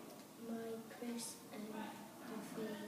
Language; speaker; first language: Welsh; non-native, learner; English